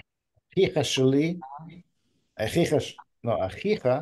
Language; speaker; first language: Hebrew; non-native, learner; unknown